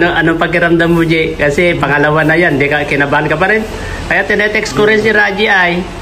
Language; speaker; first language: Filipino; non-native, local second language; Iloko